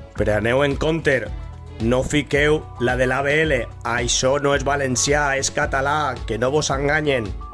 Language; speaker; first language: Catalan; native; Catalan